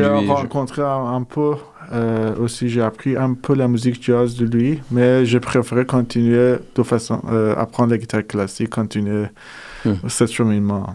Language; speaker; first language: French; non-native, fluent; Persian